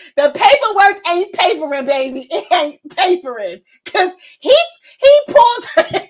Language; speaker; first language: English; native; English